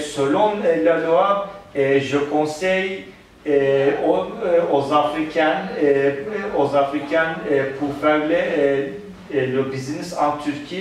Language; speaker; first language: French; non-native, learner; Turkish